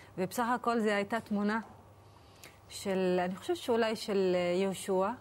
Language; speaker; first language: Hebrew; non-native, local second language; Arabic